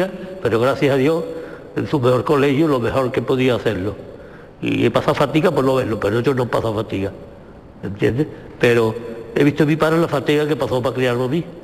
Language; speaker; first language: Spanish; native; Spanish